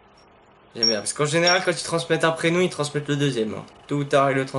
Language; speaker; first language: French; native; French